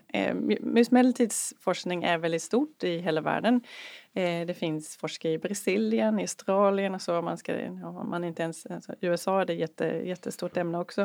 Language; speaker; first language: Swedish; non-native, fluent; English